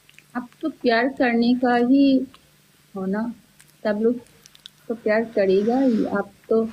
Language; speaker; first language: Hindi; non-native, learner; Bangla